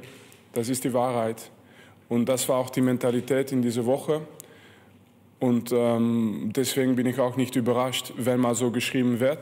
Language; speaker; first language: German; non-native, fluent; French